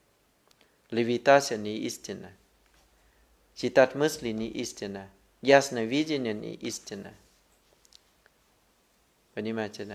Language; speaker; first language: Russian; non-native, learner; Thai